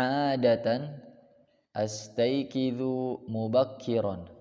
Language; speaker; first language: Arabic; non-native, fluent; Indonesian